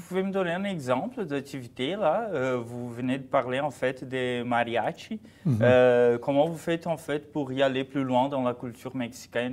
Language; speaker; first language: French; non-native, fluent; Portuguese